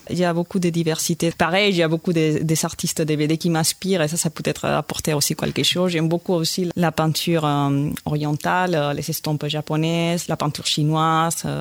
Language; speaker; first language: French; non-native, fluent; Spanish